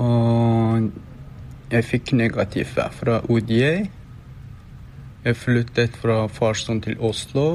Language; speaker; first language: Norwegian; non-native, learner; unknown